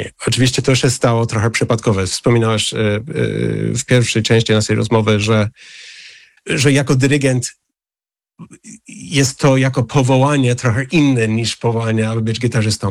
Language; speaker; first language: Polish; non-native, fluent; English